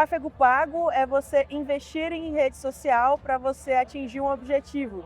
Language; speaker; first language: Portuguese; native; Portuguese